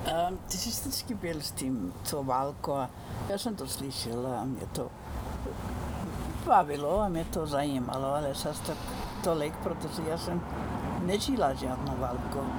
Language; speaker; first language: Czech; non-native, fluent; Icelandic